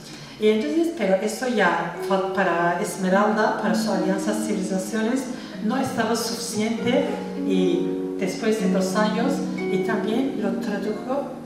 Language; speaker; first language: Spanish; non-native, fluent; Turkish